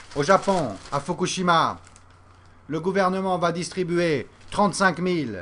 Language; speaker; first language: French; native; French